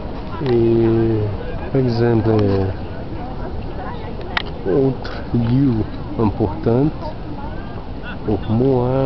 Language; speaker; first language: French; non-native, learner; Portuguese